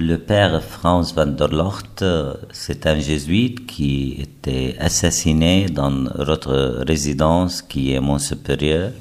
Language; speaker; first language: French; non-native, fluent; Arabic